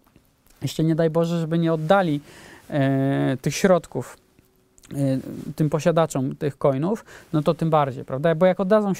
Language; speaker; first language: Polish; native; Polish